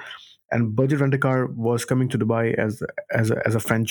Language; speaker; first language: English; non-native, local second language; Urdu